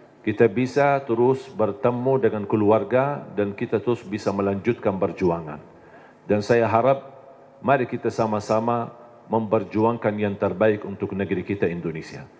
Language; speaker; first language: Indonesian; non-native, fluent; Arabic